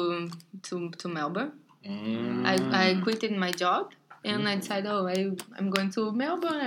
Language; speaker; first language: English; non-native, learner; Portuguese